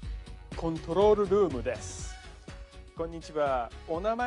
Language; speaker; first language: Japanese; non-native, fluent; English